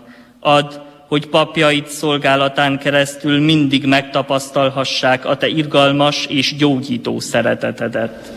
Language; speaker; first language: Hungarian; native; Hungarian